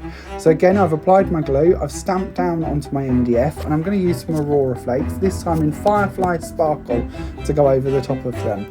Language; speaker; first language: English; native; English